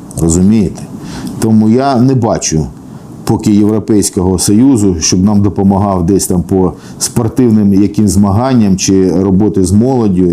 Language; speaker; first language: Ukrainian; non-native, local second language; Russian